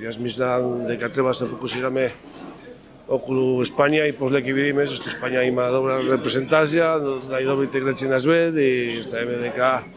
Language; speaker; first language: Macedonian; non-native, fluent; Spanish